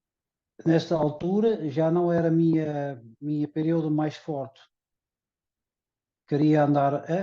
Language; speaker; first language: Portuguese; early bilingual, heritage; Dutch